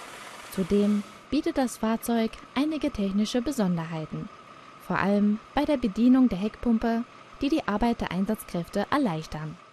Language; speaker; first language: German; native; German